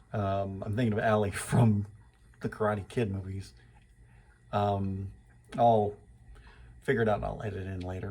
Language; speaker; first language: English; native; English